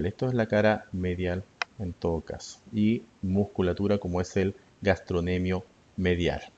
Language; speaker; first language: Spanish; native; Spanish